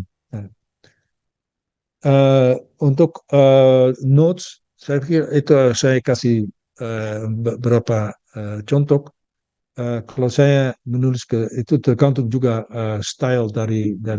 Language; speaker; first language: Indonesian; early bilingual, heritage; Dutch